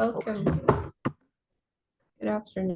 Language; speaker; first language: English; non-native, fluent; Spanish